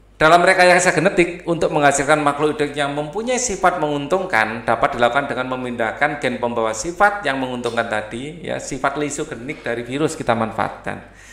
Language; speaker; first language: Indonesian; native; Indonesian